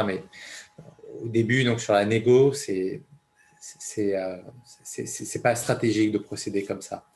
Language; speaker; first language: French; native; French